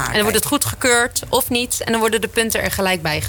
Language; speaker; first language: Dutch; native; Dutch